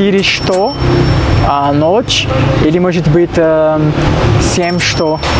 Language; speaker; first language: Russian; non-native, learner; Portuguese